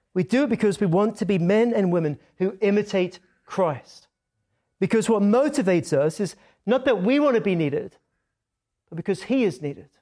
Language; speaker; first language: English; native; English